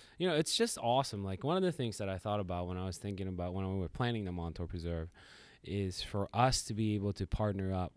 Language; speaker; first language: English; non-native, fluent; Japanese